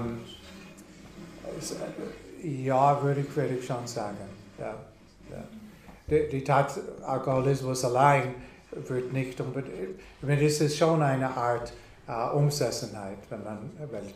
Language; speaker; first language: German; non-native, fluent; English